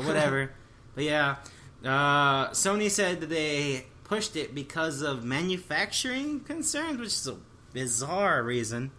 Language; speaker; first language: English; native; English